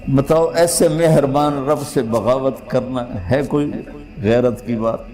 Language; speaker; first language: Urdu; non-native, local second language; Punjabi